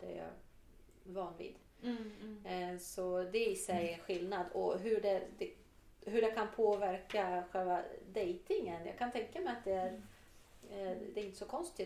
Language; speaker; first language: Swedish; non-native, fluent; Portuguese